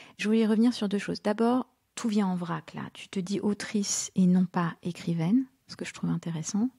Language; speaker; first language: French; native; French